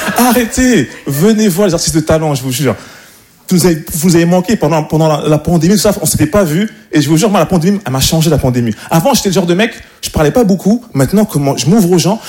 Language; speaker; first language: French; native; French